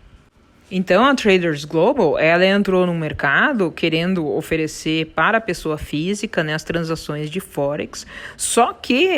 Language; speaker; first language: Portuguese; native; Portuguese